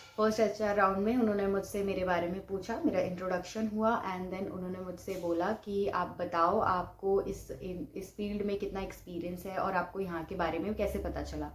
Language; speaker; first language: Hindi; non-native, local second language; Bangla